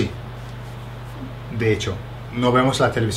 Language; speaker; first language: Spanish; non-native, fluent; English